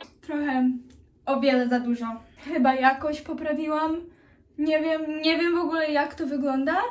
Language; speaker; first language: Polish; early bilingual, heritage; Polish